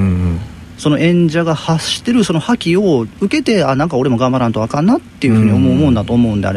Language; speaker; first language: Japanese; native; Japanese